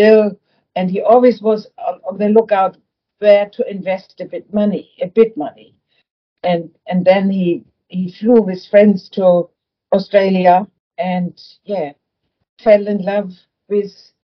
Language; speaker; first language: English; non-native, fluent; German